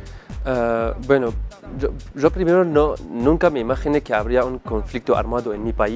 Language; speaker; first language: Spanish; non-native, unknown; Arabic